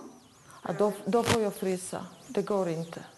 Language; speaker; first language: Swedish; non-native, fluent; Polish